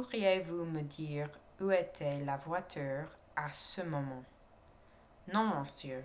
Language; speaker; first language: French; non-native, learner; English